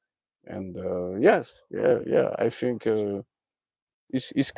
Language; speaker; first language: English; non-native, learner; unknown